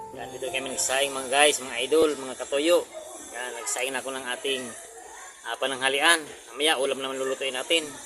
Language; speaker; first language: Filipino; non-native, local second language; Bikol